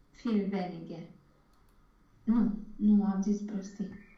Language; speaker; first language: German; non-native, learner; Romanian